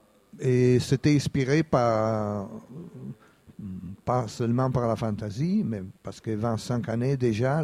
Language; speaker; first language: French; non-native, fluent; Italian